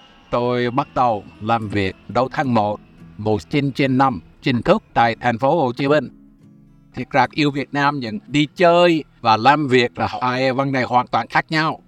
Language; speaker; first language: Vietnamese; non-native, fluent; English